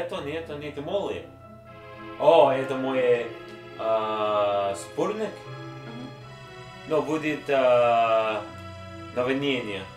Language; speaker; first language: Russian; non-native, learner; English